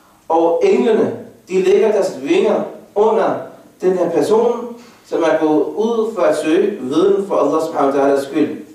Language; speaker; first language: Danish; non-native, fluent; Arabic